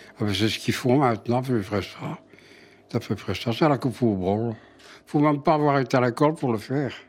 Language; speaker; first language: French; native; French